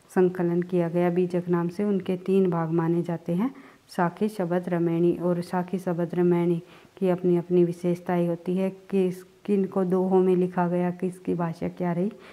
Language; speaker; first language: Hindi; native; Hindi